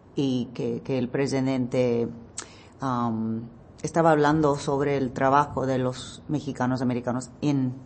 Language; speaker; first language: Spanish; non-native, learner; English